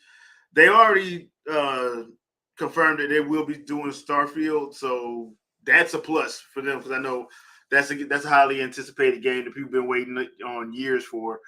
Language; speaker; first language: English; native; English